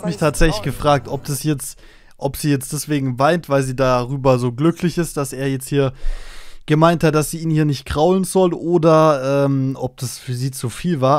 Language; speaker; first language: German; native; German